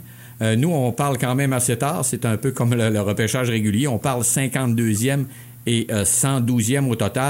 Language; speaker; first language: French; native; French